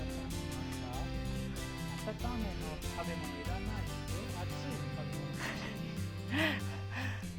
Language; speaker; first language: Japanese; non-native, learner; English